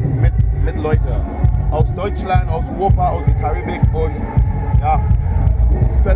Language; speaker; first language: German; non-native, fluent; English